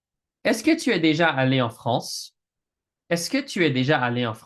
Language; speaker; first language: French; non-native, fluent; English